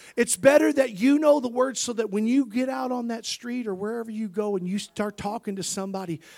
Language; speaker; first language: English; native; English